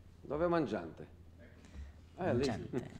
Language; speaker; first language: Italian; non-native, fluent; Portuguese